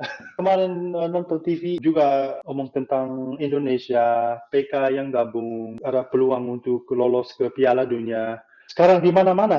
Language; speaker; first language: Indonesian; non-native, fluent; Dutch